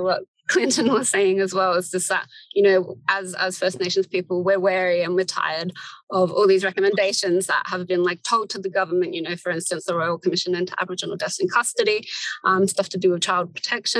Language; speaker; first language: English; native; English